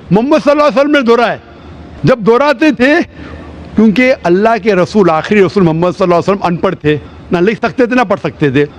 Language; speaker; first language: Urdu; non-native, local second language; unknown